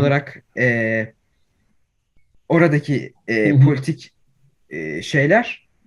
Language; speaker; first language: Turkish; early bilingual, heritage; Turkish